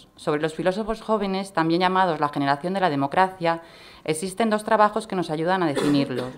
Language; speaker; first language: Spanish; native; Spanish